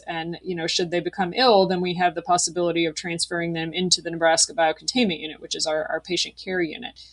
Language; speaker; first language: English; native; English